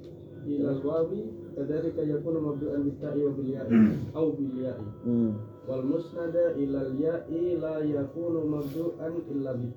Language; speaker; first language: Arabic; non-native, learner; Indonesian